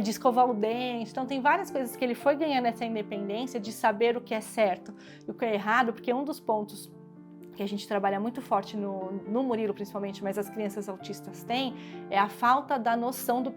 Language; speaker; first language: Portuguese; native; Portuguese